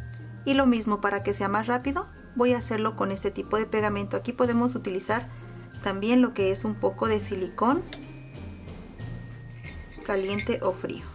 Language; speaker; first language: Spanish; native; Spanish